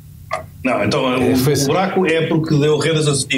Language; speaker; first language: Portuguese; native; Portuguese